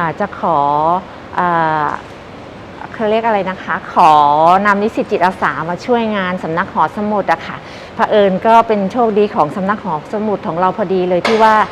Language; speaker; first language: Thai; native; Thai